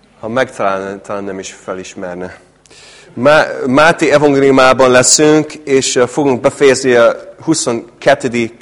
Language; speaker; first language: Hungarian; non-native, fluent; English